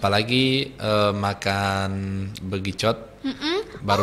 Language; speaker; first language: Indonesian; non-native, fluent; Italian